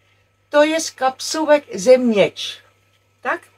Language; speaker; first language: Polish; non-native, learner; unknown